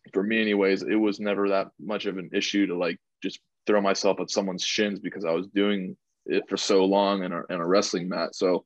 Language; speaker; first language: English; native; English